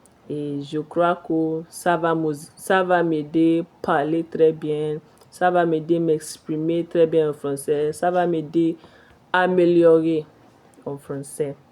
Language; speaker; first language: French; non-native, fluent; Igbo